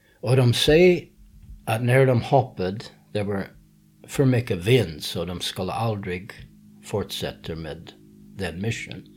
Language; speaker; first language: Swedish; non-native, fluent; English